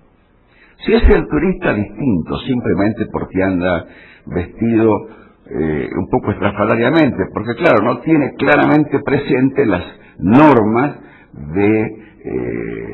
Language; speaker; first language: Spanish; native; Spanish